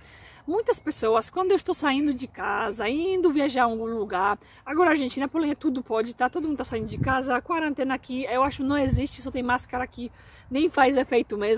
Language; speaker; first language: Portuguese; non-native, fluent; Polish